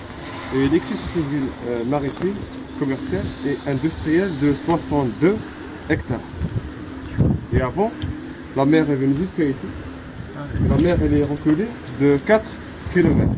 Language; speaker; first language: French; non-native, local second language; Arabic